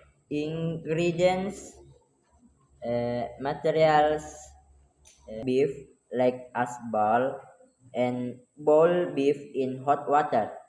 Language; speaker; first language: English; non-native, learner; Indonesian